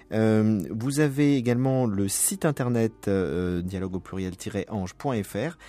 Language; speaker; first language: French; native; French